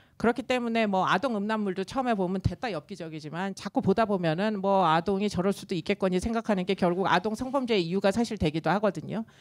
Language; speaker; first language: Korean; native; Korean